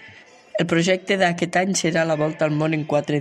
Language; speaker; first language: Catalan; non-native, local second language; Spanish